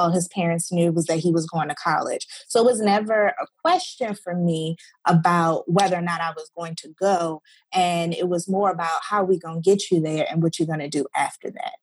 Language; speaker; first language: English; native; English